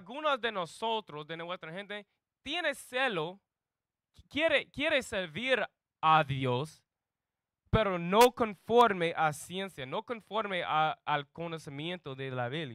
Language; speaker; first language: Spanish; non-native, learner; English